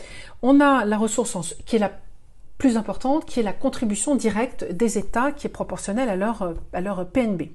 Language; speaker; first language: French; native; French